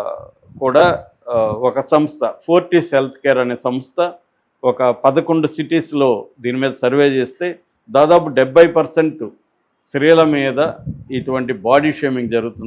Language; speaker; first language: Telugu; native; Telugu